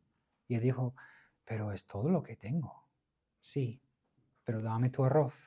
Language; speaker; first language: Spanish; non-native, fluent; English